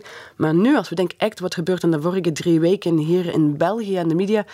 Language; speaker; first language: Dutch; non-native, fluent; English